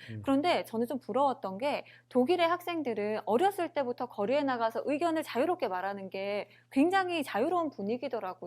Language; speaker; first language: Korean; native; Korean